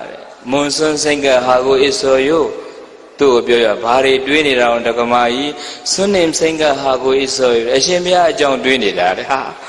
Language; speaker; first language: Burmese; native; Burmese